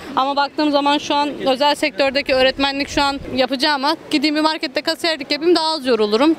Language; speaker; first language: Turkish; early bilingual, heritage; Turkish